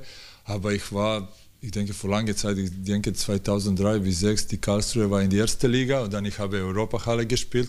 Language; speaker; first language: German; non-native, learner; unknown